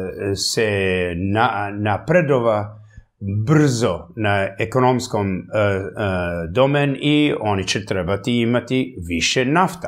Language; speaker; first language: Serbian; early bilingual, heritage; English